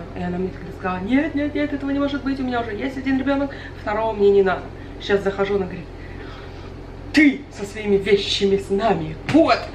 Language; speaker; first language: Russian; native; Russian